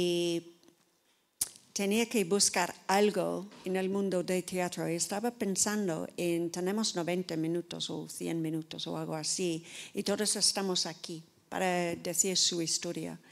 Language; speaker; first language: Spanish; non-native, fluent; English